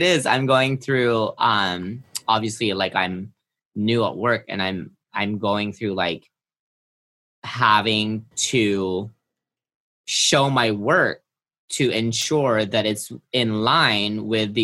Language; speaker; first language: English; non-native, local second language; Filipino